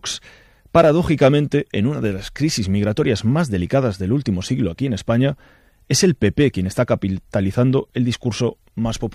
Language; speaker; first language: Spanish; native; Spanish